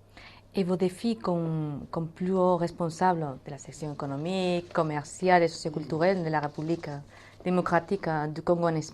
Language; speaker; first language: French; non-native, fluent; Spanish